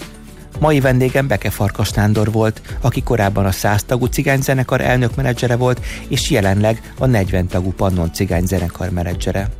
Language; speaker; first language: Hungarian; native; Hungarian